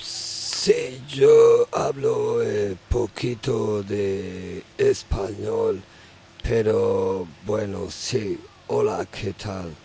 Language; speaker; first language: Spanish; non-native, learner; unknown